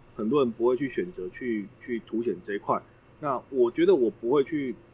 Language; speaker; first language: Chinese; native; Chinese